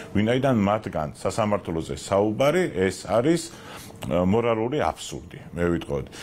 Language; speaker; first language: Georgian; native; Georgian